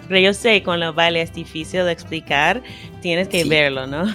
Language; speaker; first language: Spanish; non-native, fluent; English